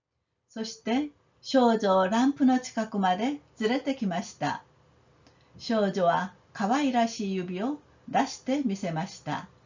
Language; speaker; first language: Japanese; non-native, fluent; Korean